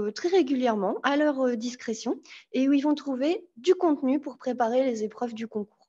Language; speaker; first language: French; native; French